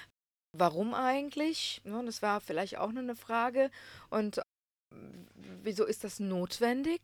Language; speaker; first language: German; non-native, fluent; Croatian